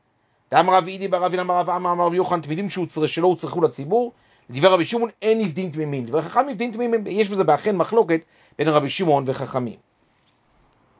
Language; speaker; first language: Hebrew; native; Hebrew